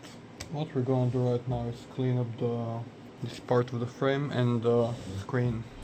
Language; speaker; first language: English; non-native, fluent; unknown